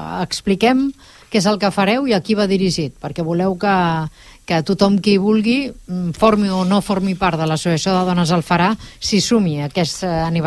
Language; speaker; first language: Catalan; native; Catalan